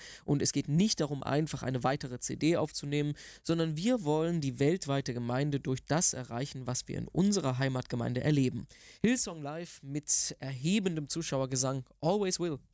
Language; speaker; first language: German; native; German